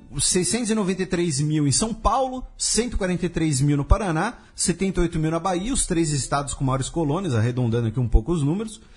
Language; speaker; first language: Portuguese; native; Portuguese